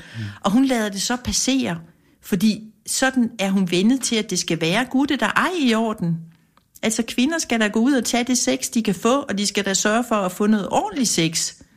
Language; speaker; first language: Danish; native; Danish